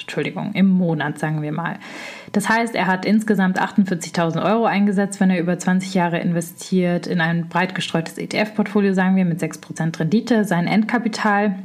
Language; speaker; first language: German; native; German